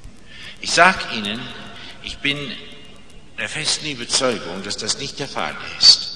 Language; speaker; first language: German; non-native, fluent; English